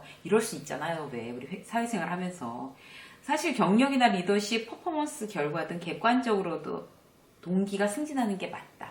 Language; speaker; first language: Korean; native; Korean